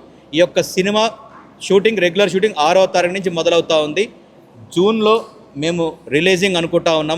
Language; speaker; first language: Telugu; native; Telugu